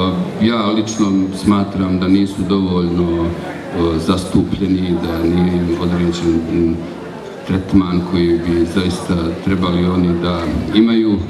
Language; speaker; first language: Bosnian; native; Bosnian